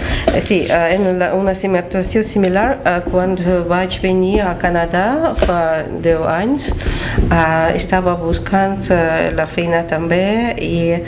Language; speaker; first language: Catalan; non-native, learner; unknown